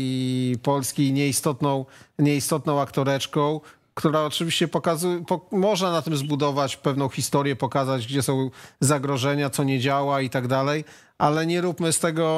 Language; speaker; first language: Polish; native; Polish